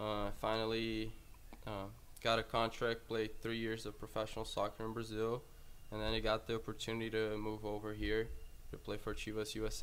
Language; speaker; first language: English; non-native, fluent; Portuguese